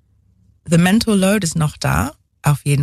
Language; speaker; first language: German; non-native, fluent; English